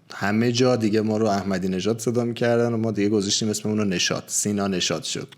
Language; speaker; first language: Persian; native; Persian